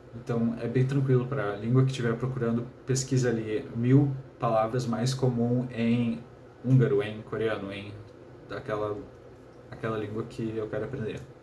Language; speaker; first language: Portuguese; native; Portuguese